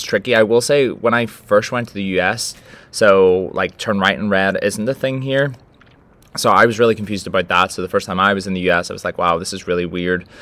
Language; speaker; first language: English; native; English